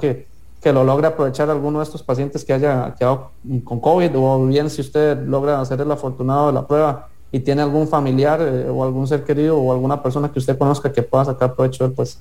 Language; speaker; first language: Spanish; native; Spanish